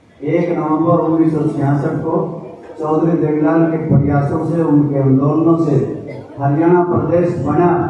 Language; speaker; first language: Hindi; native; Hindi